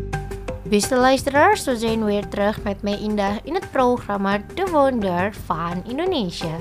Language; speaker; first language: Dutch; non-native, fluent; Indonesian